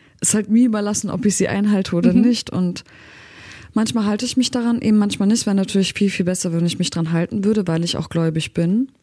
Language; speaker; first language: German; early bilingual, other home language; Turkish